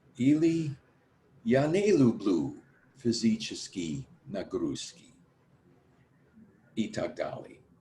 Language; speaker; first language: Russian; non-native, learner; English